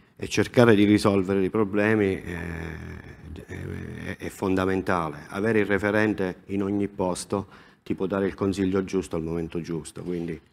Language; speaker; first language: Italian; native; Italian